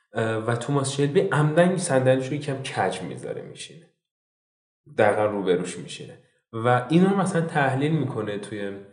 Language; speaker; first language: Persian; native; Persian